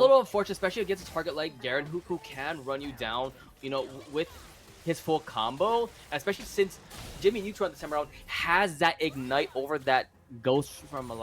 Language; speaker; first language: English; native; English